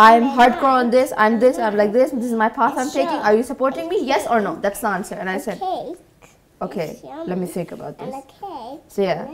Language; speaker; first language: English; native; English